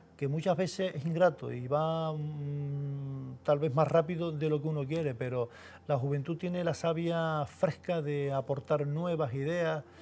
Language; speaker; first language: Spanish; native; Spanish